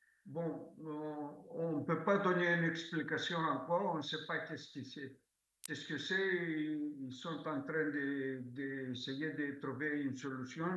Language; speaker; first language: French; non-native, fluent; Greek